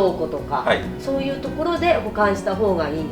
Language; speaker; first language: Japanese; native; Japanese